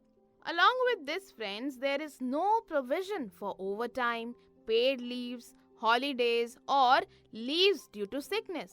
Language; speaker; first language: English; non-native, local second language; Hindi